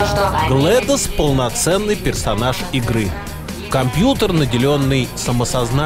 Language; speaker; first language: Russian; native; Russian